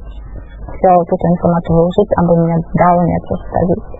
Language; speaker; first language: Czech; non-native, fluent; Russian